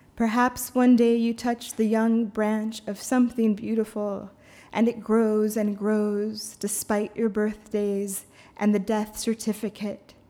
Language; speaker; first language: English; native; English